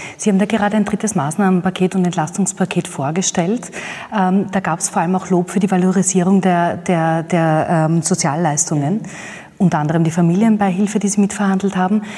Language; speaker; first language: German; native; German